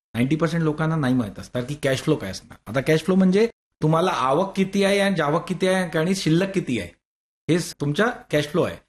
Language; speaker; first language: Marathi; non-native, local second language; Hindi